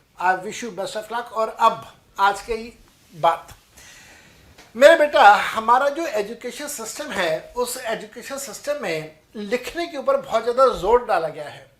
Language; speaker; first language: Hindi; non-native, local second language; Punjabi